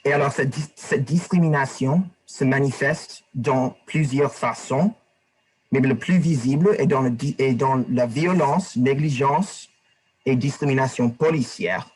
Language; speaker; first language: French; non-native, learner; English